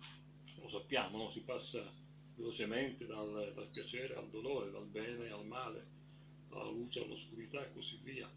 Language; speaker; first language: Italian; native; Italian